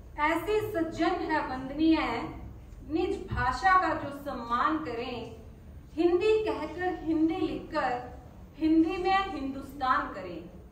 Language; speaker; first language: Hindi; native; Hindi